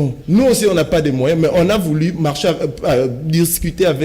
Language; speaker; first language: French; non-native, local second language; Lingala